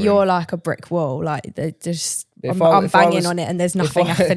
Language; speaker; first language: English; native; English